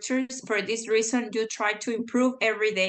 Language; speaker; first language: English; non-native, fluent; Spanish